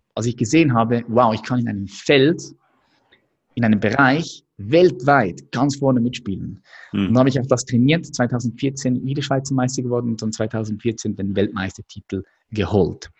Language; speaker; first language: German; native; German